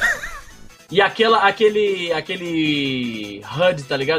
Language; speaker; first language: Portuguese; early bilingual, heritage; Portuguese